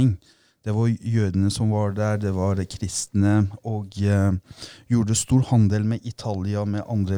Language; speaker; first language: Norwegian; early bilingual, other home language; Persian